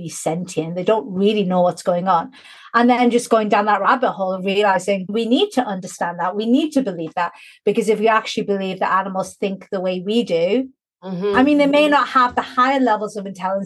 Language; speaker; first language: English; native; English